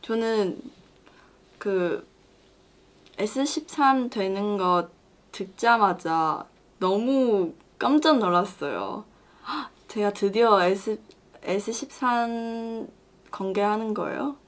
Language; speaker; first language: Korean; non-native, learner; Chinese